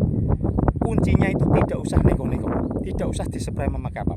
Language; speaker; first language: Indonesian; non-native, local second language; Javanese